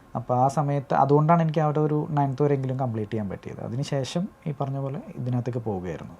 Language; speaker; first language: Malayalam; native; Malayalam